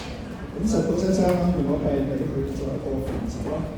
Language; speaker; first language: Cantonese; native; Cantonese